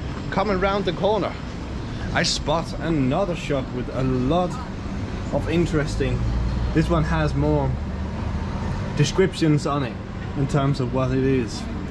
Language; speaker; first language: English; non-native, fluent; Danish